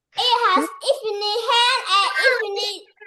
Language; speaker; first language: English; non-native, learner; Vietnamese